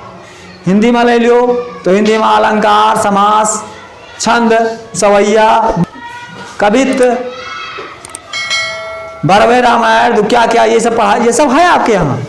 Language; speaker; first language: Hindi; native; Hindi